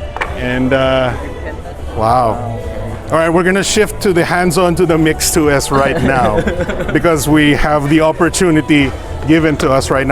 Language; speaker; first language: English; non-native, local second language; Filipino